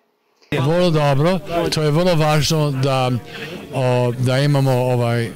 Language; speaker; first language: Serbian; non-native, learner; English